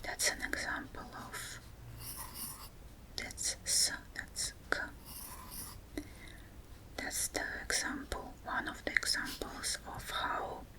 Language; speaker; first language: English; non-native, fluent; Russian